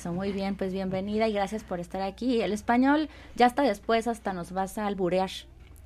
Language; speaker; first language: Spanish; native; Spanish